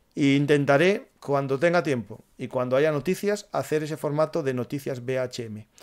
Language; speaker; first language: Spanish; native; Spanish